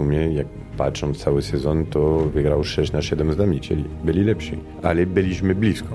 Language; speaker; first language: Polish; non-native, fluent; Italian